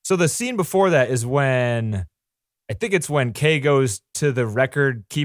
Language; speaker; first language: English; native; English